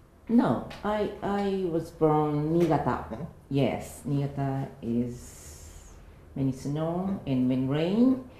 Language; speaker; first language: English; non-native, learner; Japanese